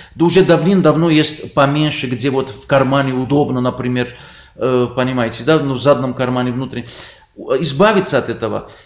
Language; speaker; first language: Russian; non-native, fluent; Arabic